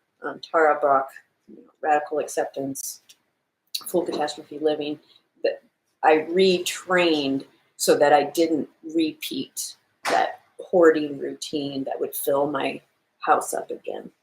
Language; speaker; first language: English; native; English